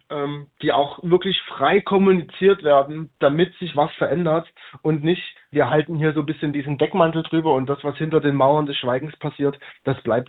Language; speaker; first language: German; native; German